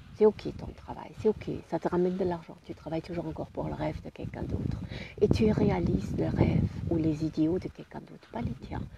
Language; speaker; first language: French; non-native, fluent; German